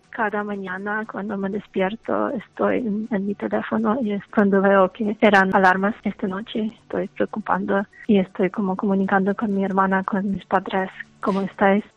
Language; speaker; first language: Spanish; non-native, learner; Ukrainian